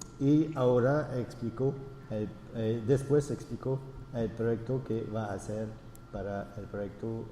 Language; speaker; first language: Spanish; non-native, fluent; French